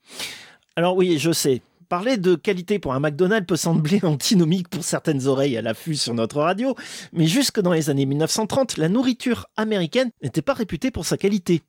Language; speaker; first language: French; native; French